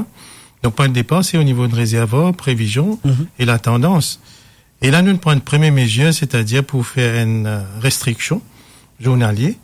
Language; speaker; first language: French; non-native, local second language; Morisyen